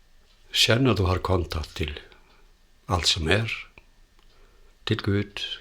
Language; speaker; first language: Swedish; non-native, fluent; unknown